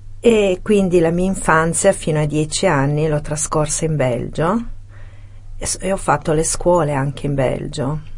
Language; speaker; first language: Italian; early bilingual, other home language; French